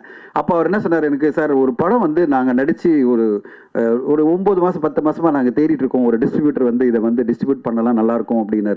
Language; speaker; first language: Tamil; native; Tamil